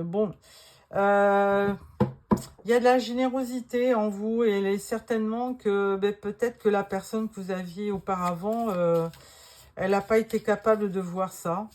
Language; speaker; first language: French; native; French